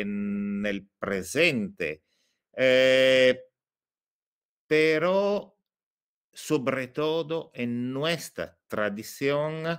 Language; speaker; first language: Spanish; non-native, fluent; Italian